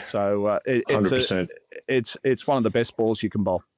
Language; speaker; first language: English; native; English